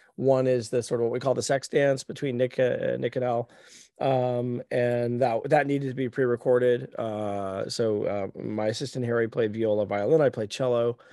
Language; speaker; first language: English; native; English